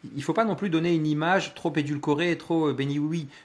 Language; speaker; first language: French; native; French